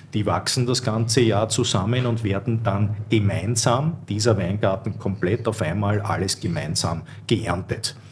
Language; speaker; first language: German; native; German